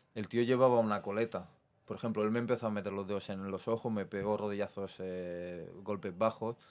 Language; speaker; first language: Spanish; native; Spanish